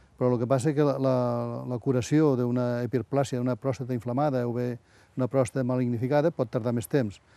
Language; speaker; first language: Catalan; native; Catalan